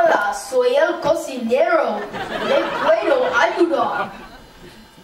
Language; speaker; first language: Spanish; non-native, learner; English